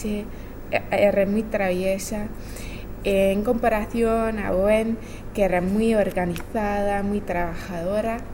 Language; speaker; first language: Spanish; non-native, fluent; English